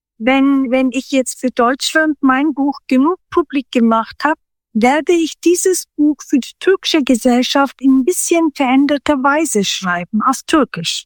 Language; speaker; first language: German; non-native, fluent; Turkish